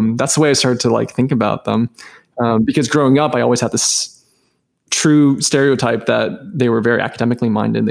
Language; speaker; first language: English; native; English